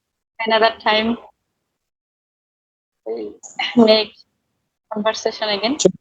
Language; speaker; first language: English; non-native, learner; Bangla